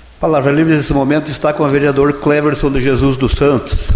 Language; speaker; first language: Portuguese; native; Portuguese